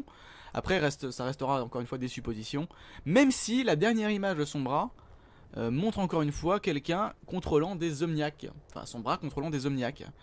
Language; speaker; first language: French; native; French